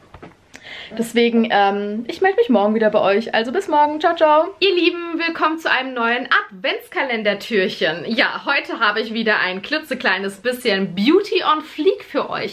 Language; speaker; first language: German; native; German